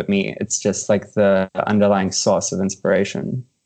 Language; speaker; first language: English; native; English